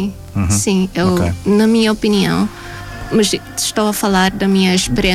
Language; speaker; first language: Portuguese; non-native, fluent; Thai